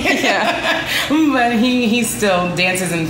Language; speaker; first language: English; native; English